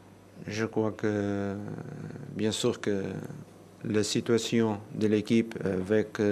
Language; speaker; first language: French; non-native, learner; Portuguese